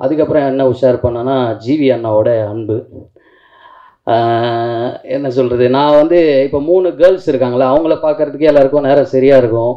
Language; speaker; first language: Tamil; native; Tamil